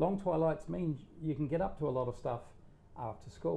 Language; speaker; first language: English; native; English